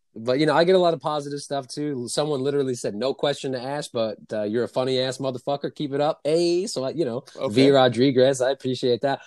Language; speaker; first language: English; native; English